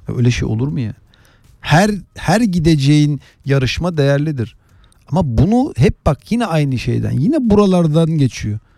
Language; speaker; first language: Turkish; native; Turkish